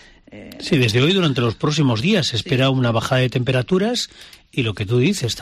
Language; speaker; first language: Spanish; native; Spanish